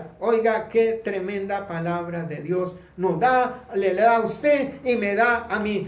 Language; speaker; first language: Spanish; native; Spanish